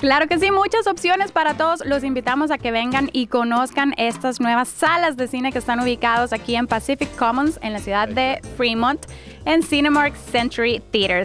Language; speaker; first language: Spanish; native; Spanish